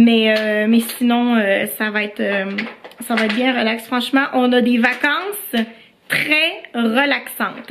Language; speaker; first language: French; native; French